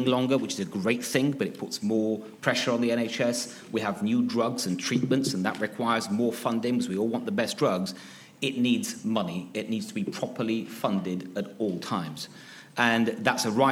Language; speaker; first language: English; native; English